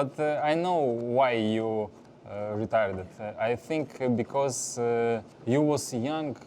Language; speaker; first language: English; non-native, learner; Russian